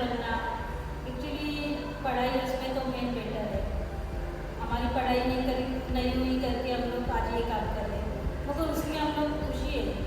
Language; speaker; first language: Hindi; non-native, local second language; Marathi